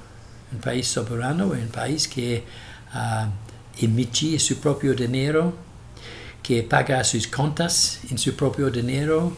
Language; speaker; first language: Portuguese; non-native, fluent; English